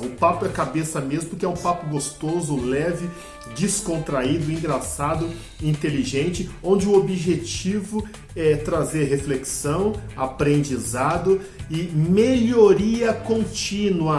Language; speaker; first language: Portuguese; native; Portuguese